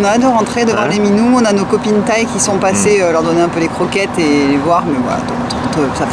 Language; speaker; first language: French; native; French